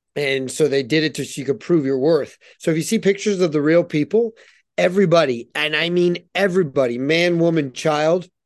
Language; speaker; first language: English; native; English